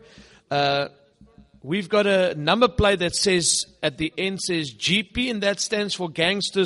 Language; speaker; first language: English; non-native, local second language; Afrikaans